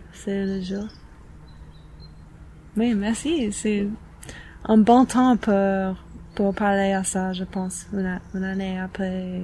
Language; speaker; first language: French; non-native, learner; English